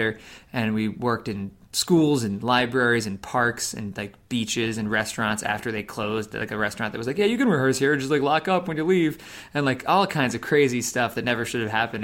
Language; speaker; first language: English; native; English